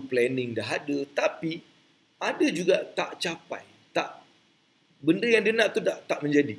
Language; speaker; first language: Malay; native; Malay